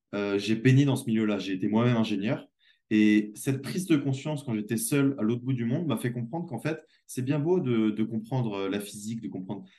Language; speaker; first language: French; native; French